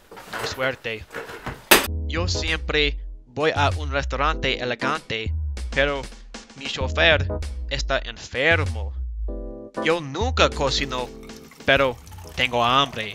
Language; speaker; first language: Spanish; non-native, learner; English